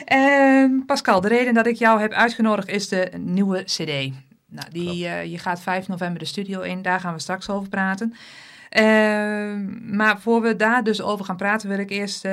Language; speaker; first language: Dutch; native; Dutch